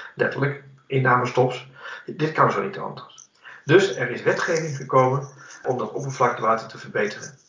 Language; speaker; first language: Dutch; native; Dutch